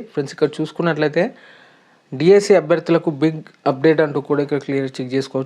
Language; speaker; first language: Telugu; native; Telugu